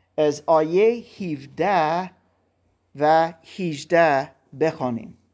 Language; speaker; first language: Persian; non-native, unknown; German